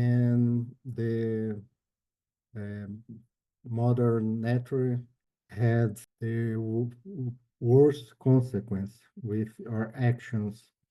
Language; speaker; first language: English; non-native, learner; Portuguese